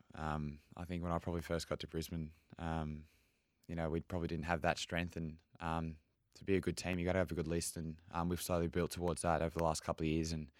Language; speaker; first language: English; native; English